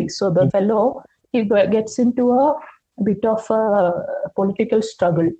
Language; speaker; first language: English; non-native, local second language; Malayalam